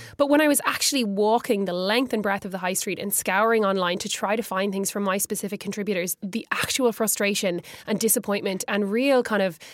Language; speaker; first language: English; native; English